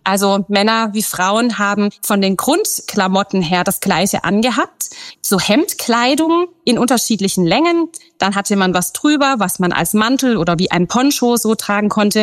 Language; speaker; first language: German; native; German